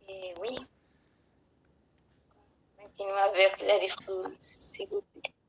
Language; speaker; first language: French; non-native, learner; Spanish